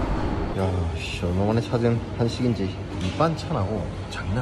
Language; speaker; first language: Korean; native; Korean